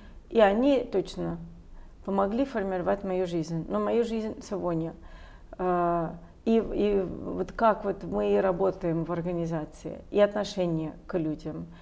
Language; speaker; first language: Russian; non-native, fluent; English